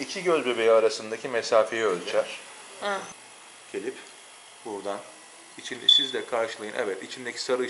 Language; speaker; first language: Turkish; native; Turkish